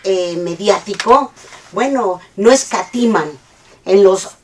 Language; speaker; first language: Spanish; native; Spanish